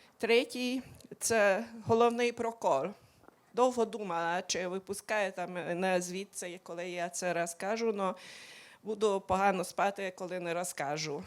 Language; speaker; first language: Ukrainian; non-native, local second language; Hungarian